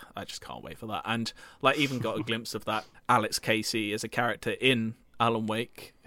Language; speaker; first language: English; native; English